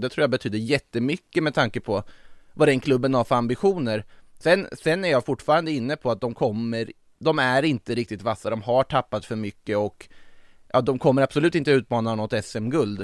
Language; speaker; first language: Swedish; native; Swedish